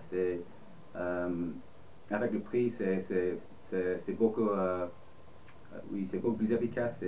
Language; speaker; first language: French; non-native, fluent; English